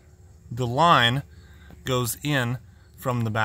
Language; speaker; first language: English; native; English